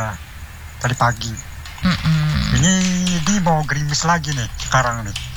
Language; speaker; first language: Indonesian; native; Indonesian